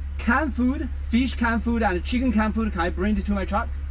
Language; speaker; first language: English; non-native, learner; Chinese